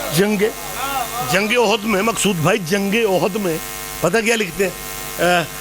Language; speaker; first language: Urdu; non-native, local second language; Punjabi